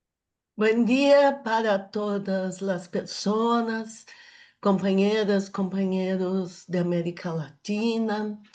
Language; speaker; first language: Spanish; non-native, fluent; Portuguese